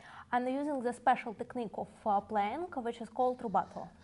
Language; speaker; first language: English; non-native, fluent; Russian